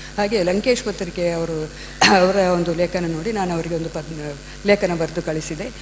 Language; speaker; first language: Kannada; non-native, local second language; Malayalam